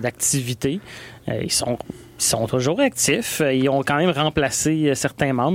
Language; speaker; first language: French; native; French